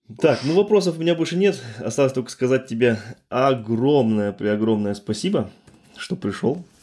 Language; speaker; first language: Russian; native; Russian